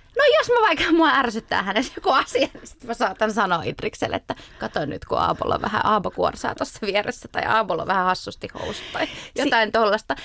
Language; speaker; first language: Finnish; early bilingual, other home language; Arabic